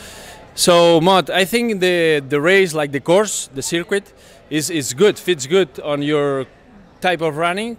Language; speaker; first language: English; non-native, fluent; Spanish